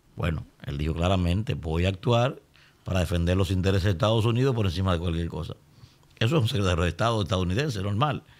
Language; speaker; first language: Spanish; native; Spanish